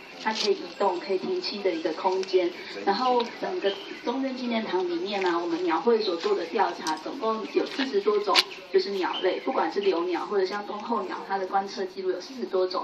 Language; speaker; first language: Chinese; native; Chinese